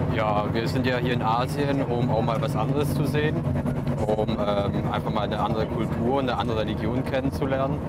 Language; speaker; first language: German; native; German